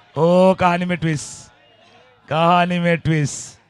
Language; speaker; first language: Hindi; non-native, local second language; Marathi